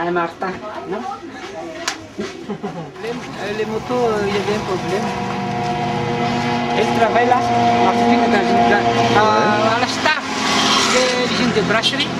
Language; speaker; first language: French; non-native, local second language; Malagasy